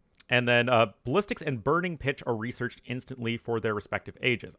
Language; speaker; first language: English; native; English